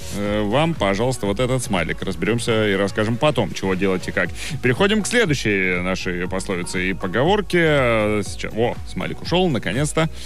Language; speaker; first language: Russian; native; Russian